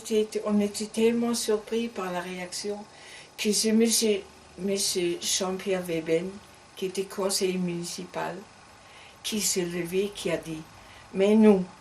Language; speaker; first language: French; non-native, learner; German